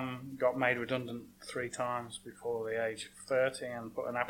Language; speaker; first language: English; native; English